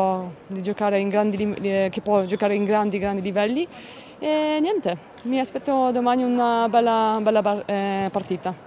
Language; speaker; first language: Italian; non-native, fluent; Polish